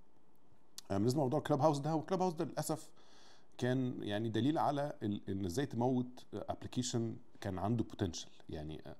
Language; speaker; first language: Arabic; native; Arabic